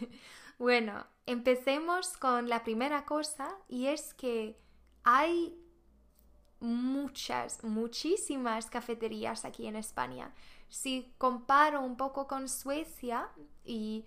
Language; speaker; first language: Spanish; non-native, fluent; Swedish